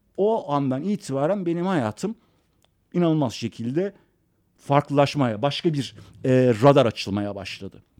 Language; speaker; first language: Turkish; early bilingual, other home language; Persian